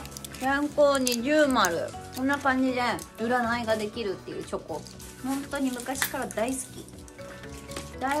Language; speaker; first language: Japanese; native; Japanese